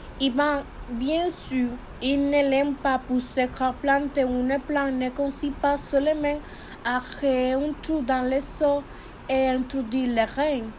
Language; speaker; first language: French; non-native, learner; Spanish